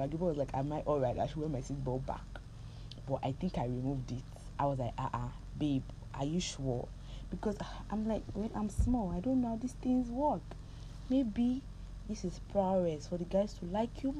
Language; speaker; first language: English; non-native, local second language; Yoruba